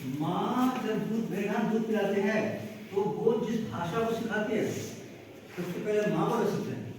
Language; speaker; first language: Hindi; native; Hindi